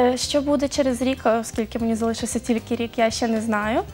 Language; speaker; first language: Ukrainian; native; Ukrainian